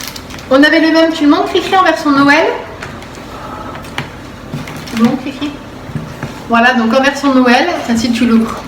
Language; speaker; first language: French; native; French